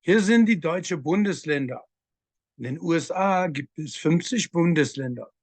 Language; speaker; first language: German; non-native, fluent; English